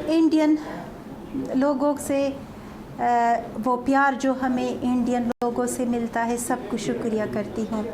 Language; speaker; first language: Hindi; non-native, fluent; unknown